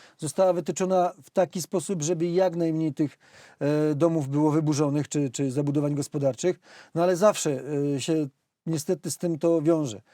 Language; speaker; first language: Polish; native; Polish